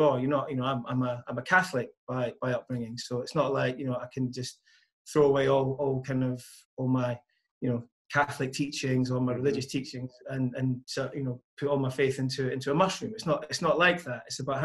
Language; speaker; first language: English; native; English